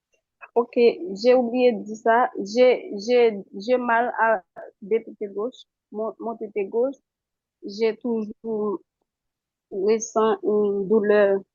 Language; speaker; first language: French; non-native, local second language; Haitian Creole